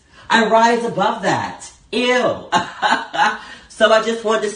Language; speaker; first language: English; native; English